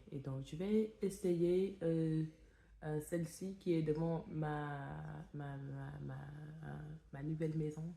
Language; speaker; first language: French; non-native, fluent; English